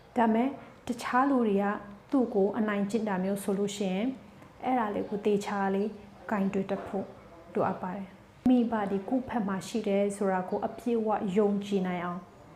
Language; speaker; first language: Burmese; non-native, local second language; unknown